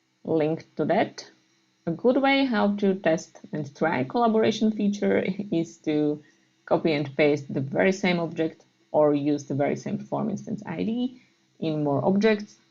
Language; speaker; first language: English; non-native, fluent; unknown